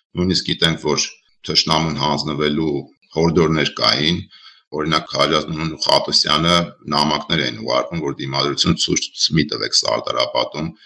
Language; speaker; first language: Armenian; native; Armenian